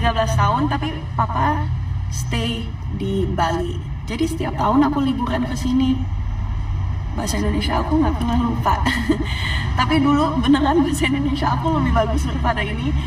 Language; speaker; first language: Indonesian; early bilingual, other home language; Dutch